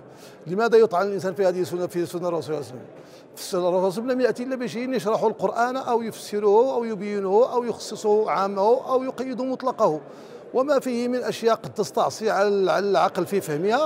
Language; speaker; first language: Arabic; native; Arabic